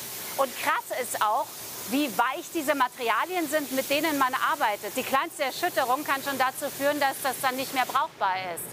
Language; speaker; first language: German; native; German